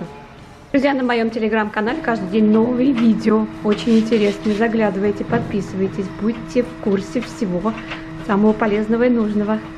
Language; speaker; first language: Russian; native; Russian